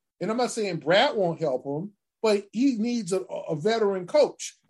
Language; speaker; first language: English; native; English